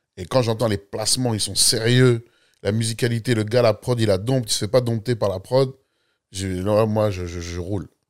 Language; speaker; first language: French; native; French